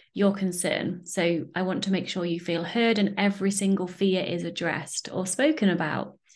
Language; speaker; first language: English; native; English